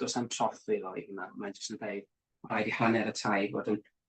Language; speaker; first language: Welsh; native; Welsh